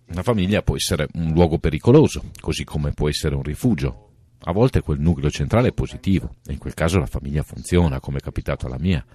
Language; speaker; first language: Italian; native; Italian